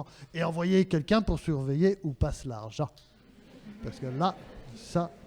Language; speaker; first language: French; native; French